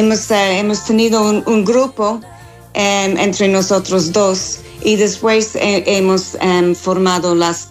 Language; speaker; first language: Spanish; non-native, fluent; English